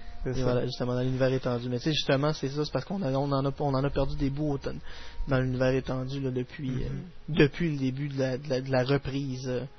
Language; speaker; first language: French; native; French